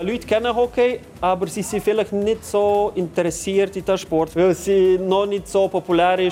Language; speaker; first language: German; non-native, fluent; Lithuanian